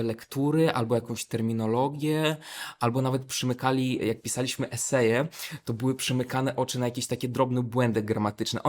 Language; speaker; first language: Polish; non-native, fluent; Belarusian